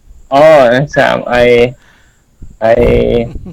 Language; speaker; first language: English; non-native, learner; Thai